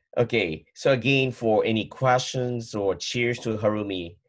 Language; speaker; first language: English; non-native, fluent; Japanese